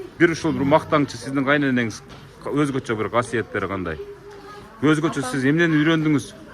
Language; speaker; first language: Kyrgyz; native; Kyrgyz